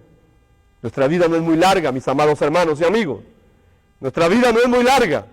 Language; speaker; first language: Spanish; native; Spanish